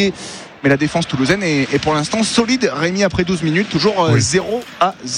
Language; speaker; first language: French; native; French